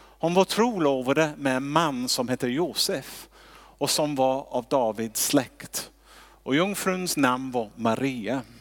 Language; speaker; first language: Swedish; non-native, fluent; English